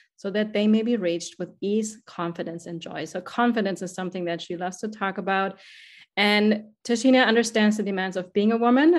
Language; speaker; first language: English; non-native, fluent; German